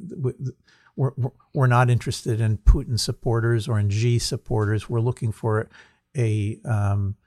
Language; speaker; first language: English; native; English